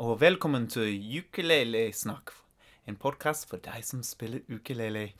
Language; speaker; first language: Norwegian; non-native, learner; English